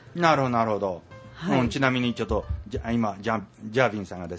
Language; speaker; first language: Japanese; native; Japanese